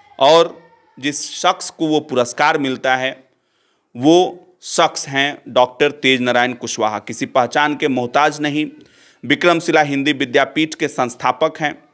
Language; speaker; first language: Hindi; native; Hindi